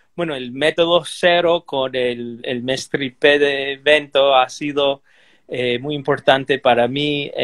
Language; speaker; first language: Portuguese; non-native, learner; English